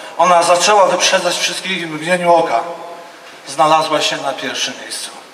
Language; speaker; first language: Polish; native; Polish